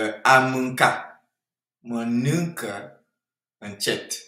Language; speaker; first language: Romanian; non-native, fluent; French